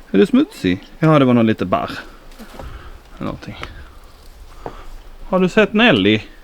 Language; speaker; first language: Swedish; native; Swedish